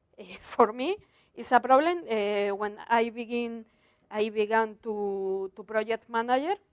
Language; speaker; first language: English; non-native, learner; Spanish